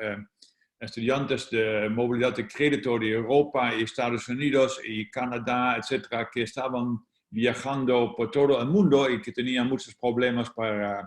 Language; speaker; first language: Spanish; non-native, fluent; Dutch